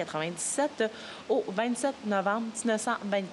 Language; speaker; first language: French; native; French